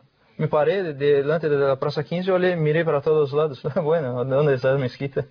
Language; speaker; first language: Spanish; non-native, fluent; Portuguese